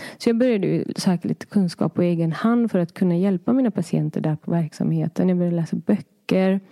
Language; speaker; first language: Swedish; early bilingual, other home language; Persian